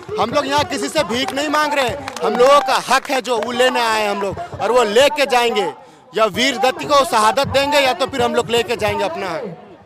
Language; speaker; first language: Hindi; native; Hindi